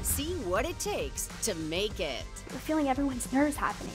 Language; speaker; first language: English; native; English